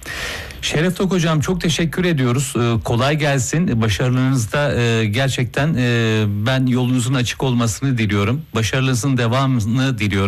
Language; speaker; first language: Turkish; native; Turkish